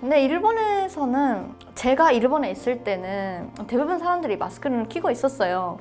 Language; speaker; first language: Korean; non-native, fluent; Japanese